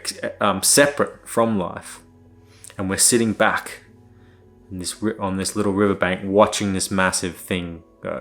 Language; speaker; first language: English; native; English